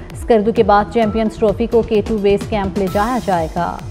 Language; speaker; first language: Urdu; native; Urdu